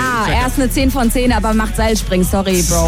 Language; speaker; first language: German; native; German